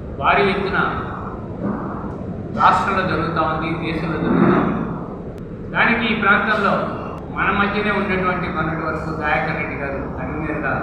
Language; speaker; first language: Telugu; native; Telugu